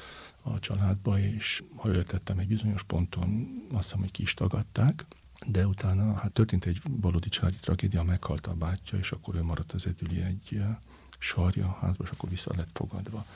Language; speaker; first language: Hungarian; native; Hungarian